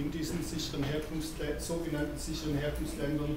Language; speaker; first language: German; native; German